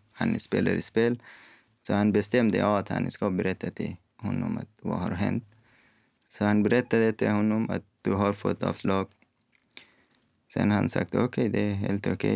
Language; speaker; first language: Swedish; non-native, fluent; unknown